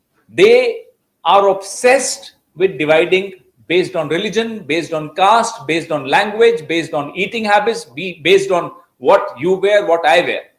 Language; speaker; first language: English; non-native, local second language; Hindi